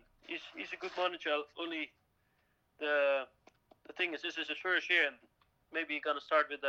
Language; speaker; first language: English; non-native, fluent; Dutch